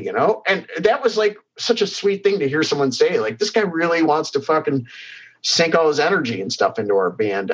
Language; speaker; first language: English; native; English